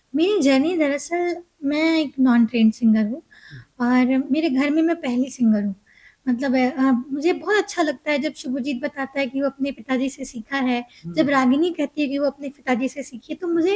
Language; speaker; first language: Hindi; native; Hindi